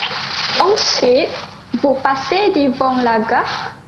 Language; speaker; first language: French; non-native, learner; Malay